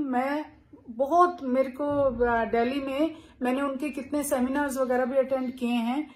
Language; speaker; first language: Hindi; native; Hindi